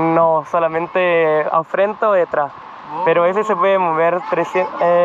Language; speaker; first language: Spanish; non-native, learner; Thai